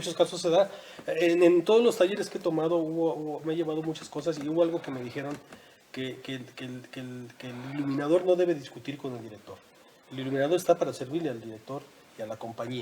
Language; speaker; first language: Spanish; native; Spanish